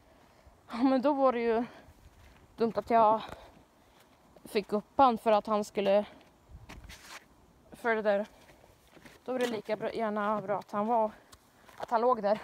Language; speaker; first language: Swedish; native; Swedish